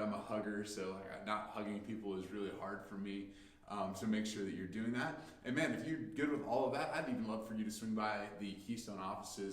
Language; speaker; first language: English; native; English